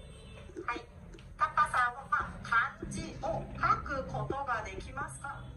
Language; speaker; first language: Japanese; non-native, learner; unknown